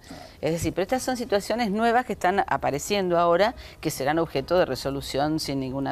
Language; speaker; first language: Spanish; native; Spanish